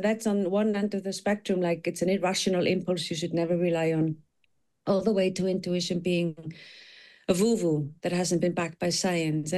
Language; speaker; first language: English; non-native, fluent; Icelandic